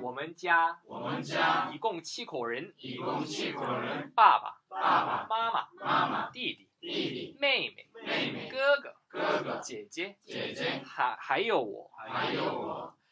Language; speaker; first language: Chinese; non-native, fluent; Korean